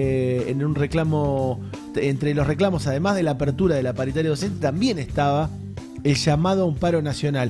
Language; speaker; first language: Spanish; native; Spanish